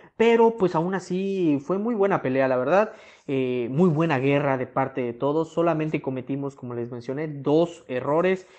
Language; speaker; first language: Spanish; native; Spanish